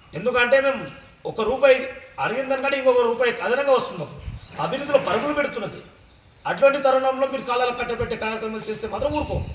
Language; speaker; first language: Telugu; native; Telugu